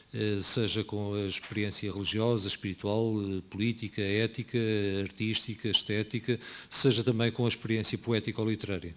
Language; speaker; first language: Portuguese; native; Portuguese